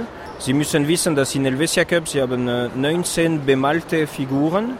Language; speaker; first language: German; non-native, fluent; French